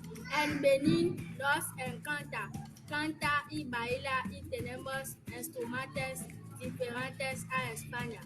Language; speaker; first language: Spanish; non-native, learner; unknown